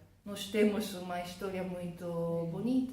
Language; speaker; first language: Portuguese; non-native, fluent; Japanese